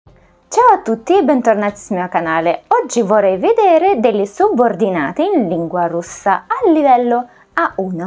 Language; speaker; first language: Italian; non-native, fluent; Russian